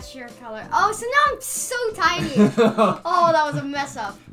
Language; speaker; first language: English; native; English